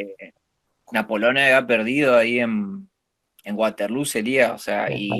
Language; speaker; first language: Spanish; native; Spanish